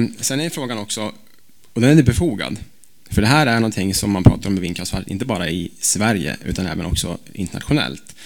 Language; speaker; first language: Swedish; native; Swedish